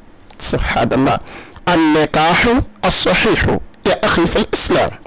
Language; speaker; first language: Arabic; non-native, learner; Yoruba